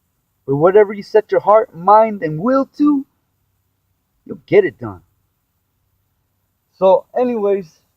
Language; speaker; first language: English; native; English